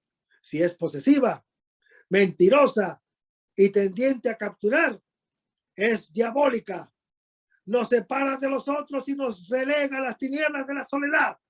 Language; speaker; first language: Spanish; native; Spanish